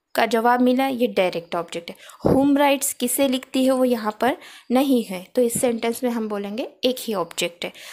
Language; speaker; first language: Hindi; non-native, local second language; Marathi